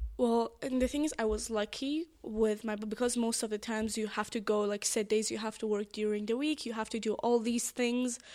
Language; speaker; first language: English; non-native, fluent; Persian